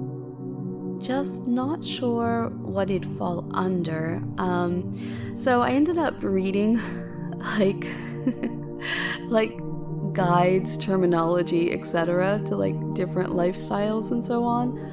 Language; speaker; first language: English; native; English